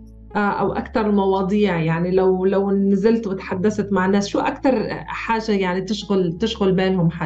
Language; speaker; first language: Arabic; native; Arabic